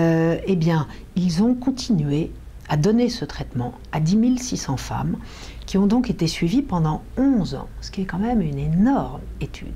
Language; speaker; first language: French; native; French